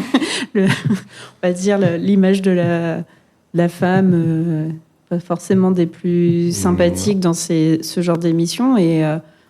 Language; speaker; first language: French; native; French